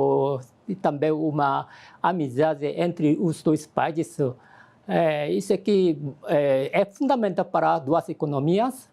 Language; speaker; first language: Portuguese; non-native, learner; Korean